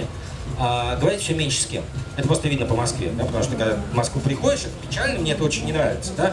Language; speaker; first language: Russian; native; Russian